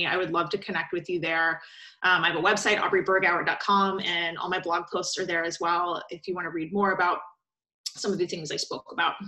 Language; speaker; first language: English; native; English